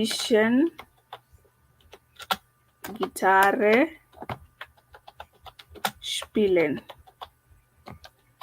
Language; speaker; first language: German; non-native, learner; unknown